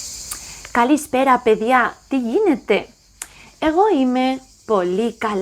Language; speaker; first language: Greek; non-native, learner; English